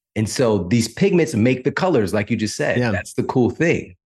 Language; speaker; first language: English; native; English